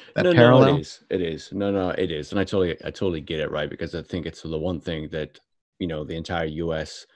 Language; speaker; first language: English; native; English